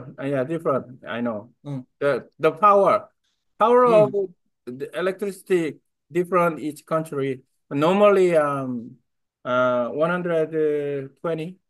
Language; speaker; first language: English; non-native, learner; Vietnamese